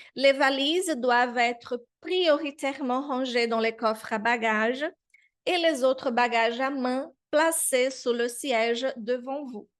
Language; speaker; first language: French; non-native, fluent; Portuguese